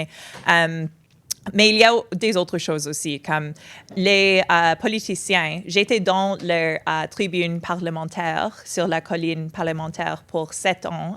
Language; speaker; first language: French; non-native, fluent; English